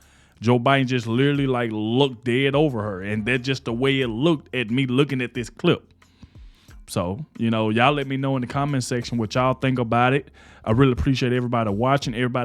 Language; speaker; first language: English; native; English